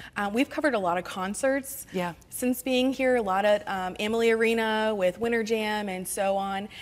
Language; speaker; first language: English; native; English